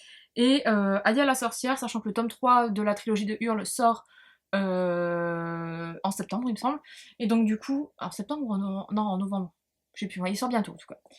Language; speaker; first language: French; native; French